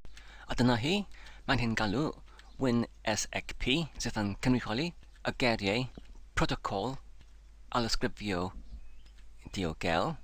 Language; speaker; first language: Welsh; non-native, learner; English